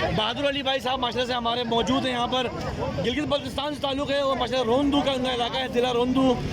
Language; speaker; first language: Urdu; non-native, local second language; Balti